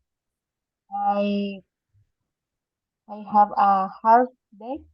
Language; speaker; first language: English; non-native, learner; Spanish